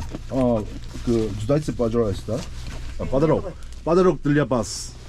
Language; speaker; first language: Russian; non-native, learner; Korean